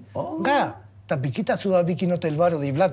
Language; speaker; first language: Indonesian; non-native, fluent; Spanish